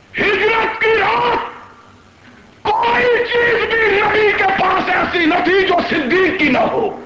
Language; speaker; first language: Urdu; non-native, local second language; Punjabi